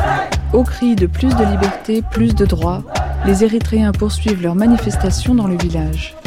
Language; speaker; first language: French; native; French